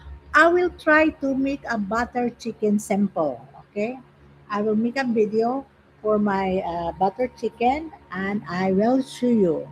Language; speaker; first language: English; non-native, local second language; Filipino